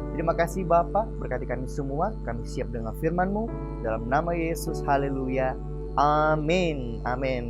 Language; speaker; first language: Indonesian; native; Indonesian